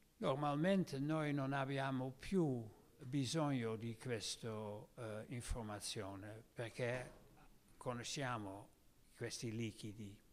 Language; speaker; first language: Italian; non-native, learner; Dutch